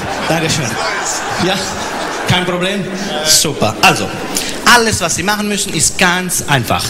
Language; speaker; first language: German; non-native, fluent; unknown